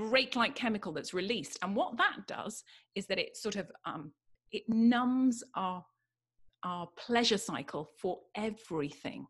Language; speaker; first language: English; native; English